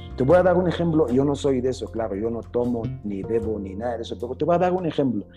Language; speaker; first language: Spanish; non-native, fluent; Arabic